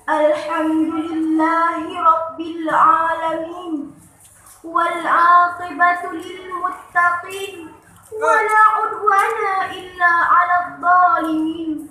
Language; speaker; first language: Arabic; non-native, learner; Achinese